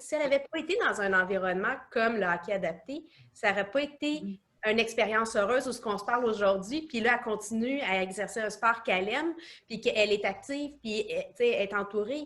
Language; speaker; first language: French; native; French